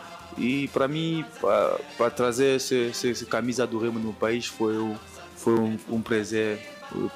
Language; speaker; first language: Portuguese; non-native, learner; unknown